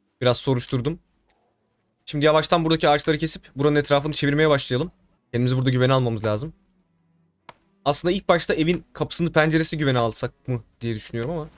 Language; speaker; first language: Turkish; native; Turkish